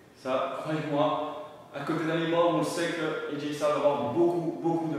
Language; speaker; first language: French; native; French